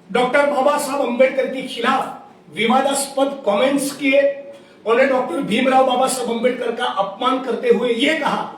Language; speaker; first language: Hindi; non-native, local second language; Gujarati